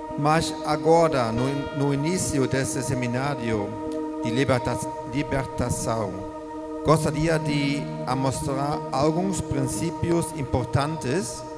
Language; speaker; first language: Portuguese; non-native, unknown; German